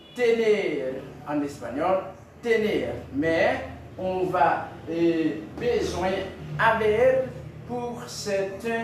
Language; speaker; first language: French; non-native, local second language; Haitian Creole